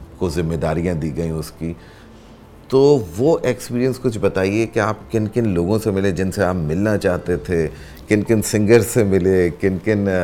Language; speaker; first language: Urdu; native; Urdu